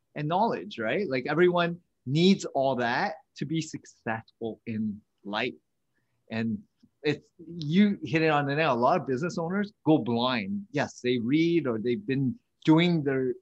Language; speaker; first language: English; early bilingual, other home language; Vietnamese